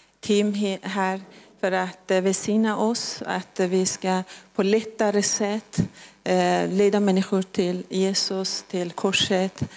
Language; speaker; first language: Swedish; non-native, local second language; Persian